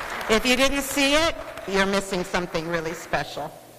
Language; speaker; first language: English; native; English